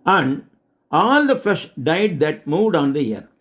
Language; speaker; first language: English; non-native, local second language; Tamil